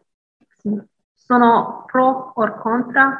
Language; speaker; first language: Italian; non-native, learner; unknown